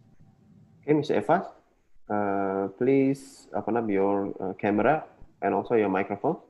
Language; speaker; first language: English; non-native, local second language; Indonesian